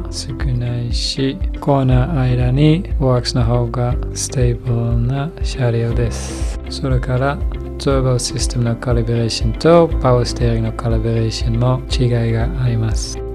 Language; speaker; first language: Japanese; non-native, learner; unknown